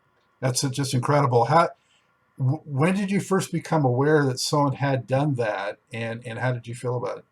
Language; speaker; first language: English; native; English